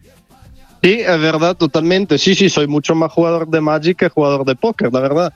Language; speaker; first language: Spanish; non-native, fluent; Italian